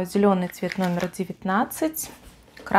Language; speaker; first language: Russian; native; Russian